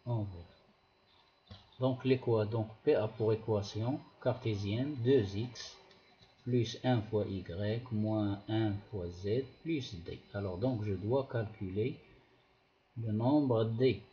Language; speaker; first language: French; non-native, local second language; Arabic